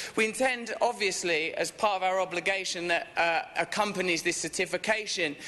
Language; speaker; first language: English; native; English